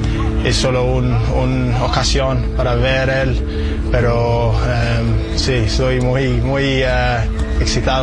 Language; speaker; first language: Spanish; non-native, learner; English